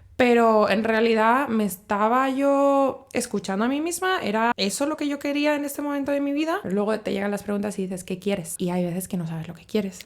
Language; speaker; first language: Spanish; native; Spanish